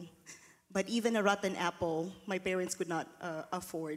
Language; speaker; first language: English; non-native, local second language; Filipino